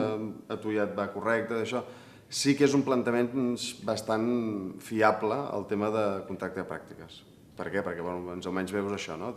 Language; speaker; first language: Catalan; native; Catalan